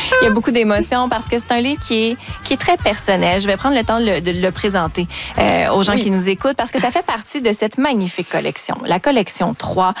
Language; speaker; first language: French; native; French